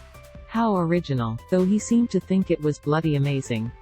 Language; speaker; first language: English; native; English